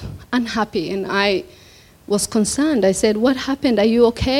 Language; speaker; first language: English; non-native, local second language; Somali